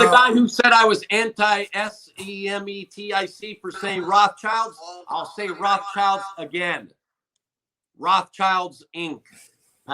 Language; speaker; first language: English; native; English